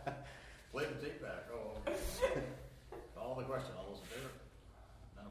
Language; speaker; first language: English; native; English